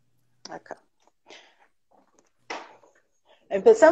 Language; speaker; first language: Spanish; non-native, fluent; Portuguese